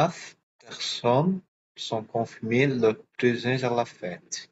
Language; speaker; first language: French; non-native, learner; Portuguese